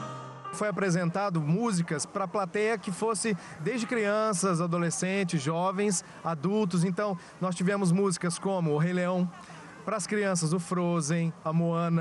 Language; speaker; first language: Portuguese; native; Portuguese